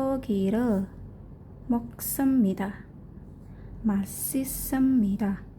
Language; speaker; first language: Korean; non-native, learner; Indonesian